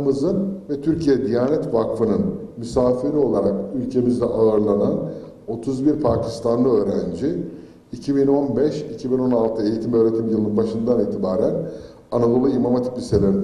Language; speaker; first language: Turkish; native; Turkish